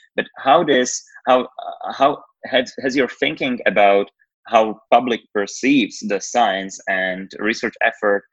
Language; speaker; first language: English; non-native, fluent; Slovak